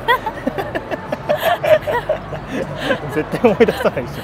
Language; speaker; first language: Japanese; native; Japanese